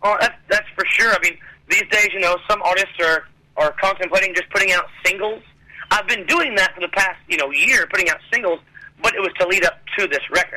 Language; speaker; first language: English; native; English